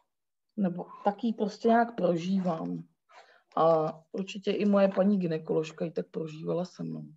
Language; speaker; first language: Czech; native; Czech